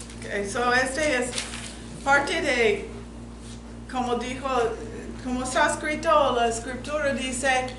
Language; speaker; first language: Spanish; non-native, fluent; English